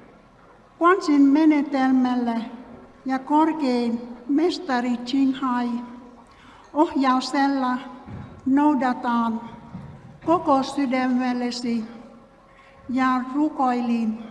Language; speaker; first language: Finnish; non-native, learner; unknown